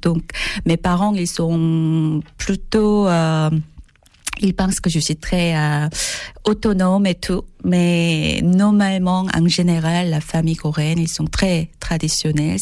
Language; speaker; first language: French; non-native, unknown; Korean